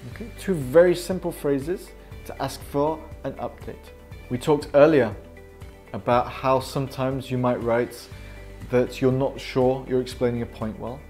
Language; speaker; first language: English; native; English